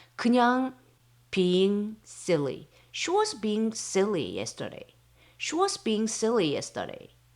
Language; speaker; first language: English; non-native, fluent; Korean